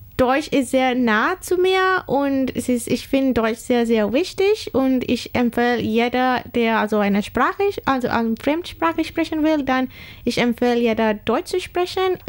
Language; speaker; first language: German; non-native, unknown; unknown